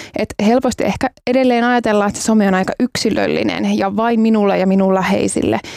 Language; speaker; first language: Finnish; native; Finnish